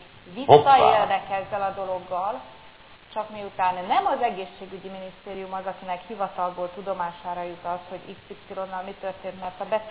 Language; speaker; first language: Hungarian; native; Hungarian